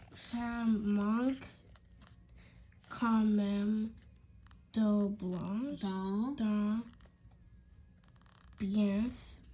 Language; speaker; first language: French; non-native, learner; English